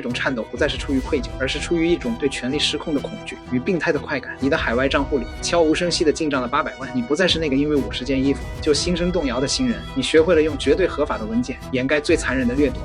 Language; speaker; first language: Chinese; native; Chinese